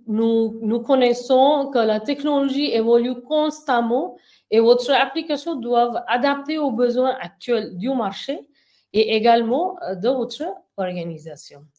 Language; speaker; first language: French; non-native, fluent; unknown